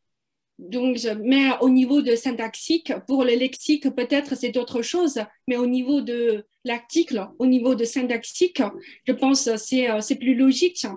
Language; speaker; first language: French; non-native, fluent; Chinese